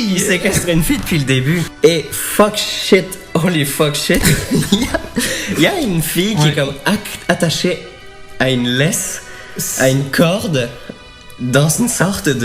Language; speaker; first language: French; native; French